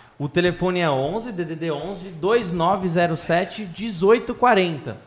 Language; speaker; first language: Portuguese; native; Portuguese